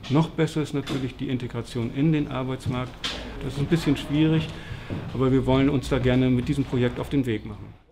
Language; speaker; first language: German; native; German